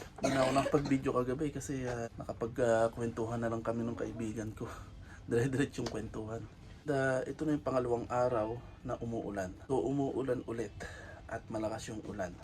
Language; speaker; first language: Filipino; native; Filipino